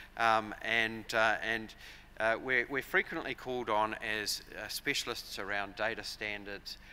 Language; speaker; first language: English; native; English